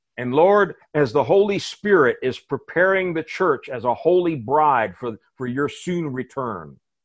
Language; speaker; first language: English; native; English